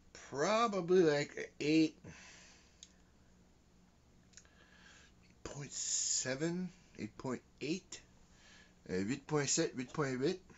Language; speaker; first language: English; early bilingual, other home language; French